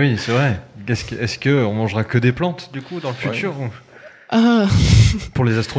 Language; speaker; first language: French; native; French